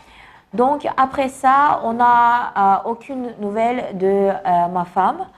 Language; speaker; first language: French; non-native, learner; Kazakh